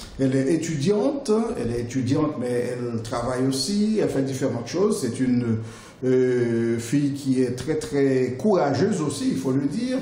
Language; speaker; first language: French; non-native, local second language; Haitian Creole